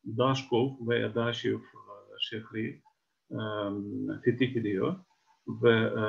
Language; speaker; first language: Turkish; non-native, fluent; Ukrainian